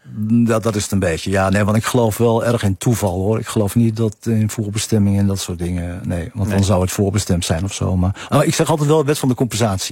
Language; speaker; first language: Dutch; native; Dutch